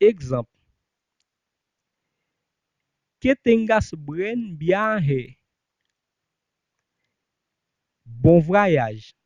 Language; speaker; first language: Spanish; non-native, fluent; Haitian Creole